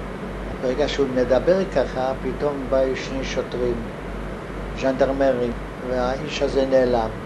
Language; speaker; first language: Hebrew; non-native, fluent; Hungarian